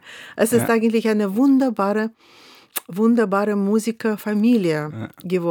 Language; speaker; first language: German; non-native, fluent; Russian